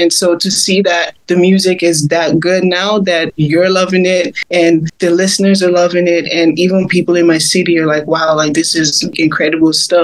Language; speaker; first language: English; non-native, local second language; Igbo